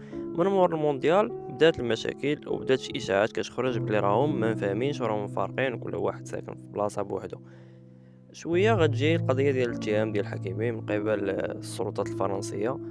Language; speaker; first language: Arabic; native; Arabic